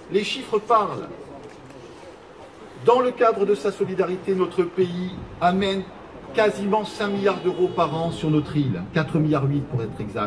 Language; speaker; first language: French; native; French